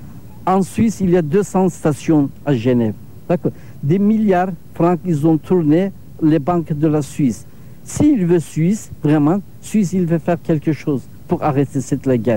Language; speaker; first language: French; non-native, learner; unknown